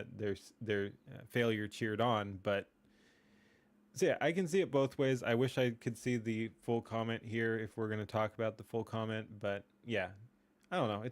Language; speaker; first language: English; native; English